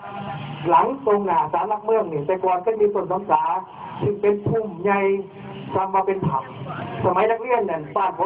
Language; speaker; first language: Thai; non-native, local second language; Lao